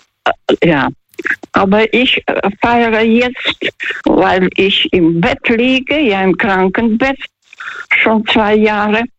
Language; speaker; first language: German; non-native, learner; Russian